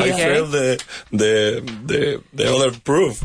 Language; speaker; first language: English; non-native, learner; Spanish